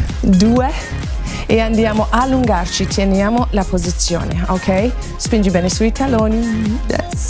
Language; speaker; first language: Italian; non-native, fluent; English